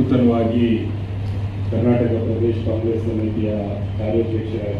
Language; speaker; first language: Kannada; native; Kannada